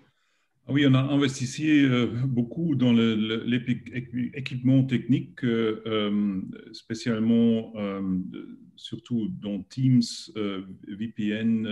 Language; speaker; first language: French; non-native, learner; German